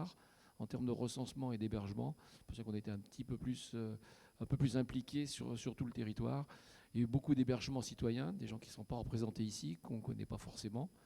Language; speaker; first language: French; native; French